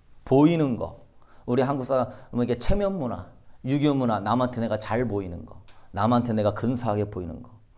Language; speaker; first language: Korean; native; Korean